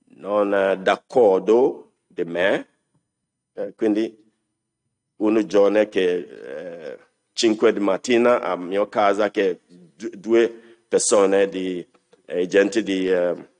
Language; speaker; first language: Italian; non-native, learner; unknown